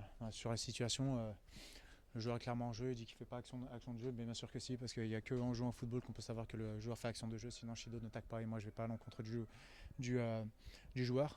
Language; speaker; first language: French; native; French